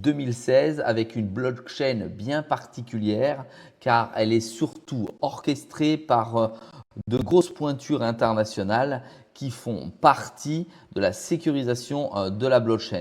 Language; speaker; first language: French; native; French